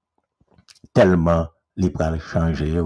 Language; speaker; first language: French; non-native, local second language; Haitian Creole